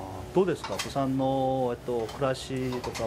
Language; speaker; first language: Japanese; non-native, learner; Korean